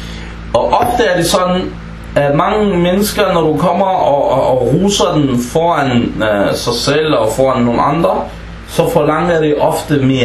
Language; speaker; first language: Danish; non-native, fluent; Arabic